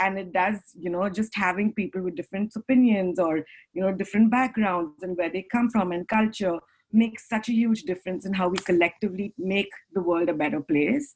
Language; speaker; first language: English; non-native, local second language; Hindi